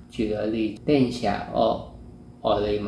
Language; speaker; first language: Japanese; non-native, fluent; Chinese